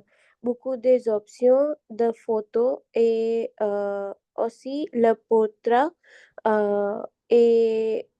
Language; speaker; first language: French; non-native, learner; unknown